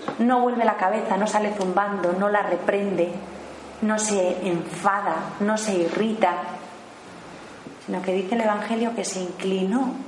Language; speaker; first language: Spanish; native; Spanish